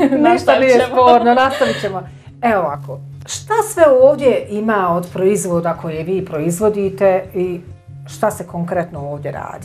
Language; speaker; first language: Croatian; native; Croatian